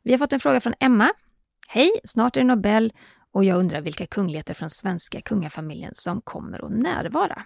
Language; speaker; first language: Swedish; native; Swedish